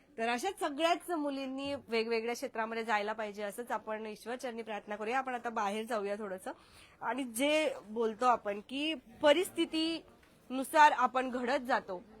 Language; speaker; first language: Marathi; native; Marathi